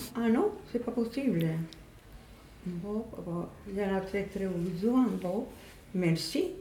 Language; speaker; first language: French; non-native, learner; Spanish